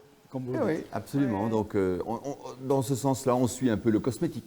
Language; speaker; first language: French; native; French